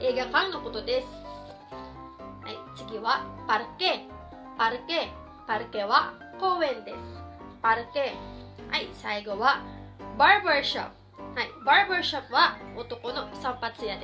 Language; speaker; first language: Japanese; non-native, fluent; Filipino